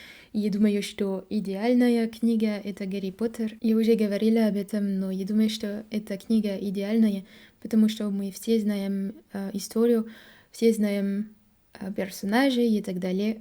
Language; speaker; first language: Russian; non-native, learner; French